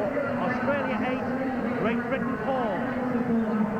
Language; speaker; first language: English; native; English